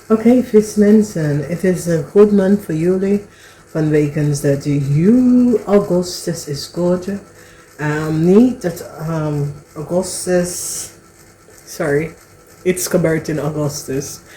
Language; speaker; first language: Dutch; non-native, learner; English